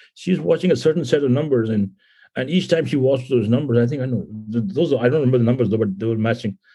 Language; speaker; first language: English; non-native, local second language; Punjabi